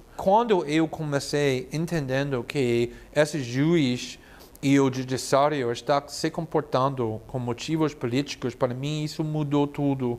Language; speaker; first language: Portuguese; non-native, fluent; English